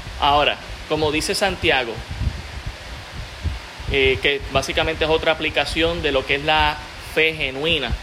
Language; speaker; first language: Spanish; native; Spanish